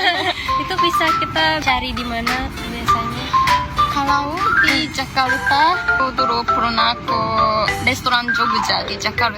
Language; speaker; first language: Indonesian; non-native, learner; Japanese